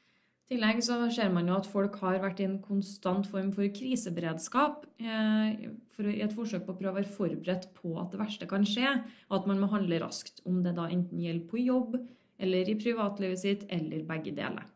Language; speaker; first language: Norwegian; native; Norwegian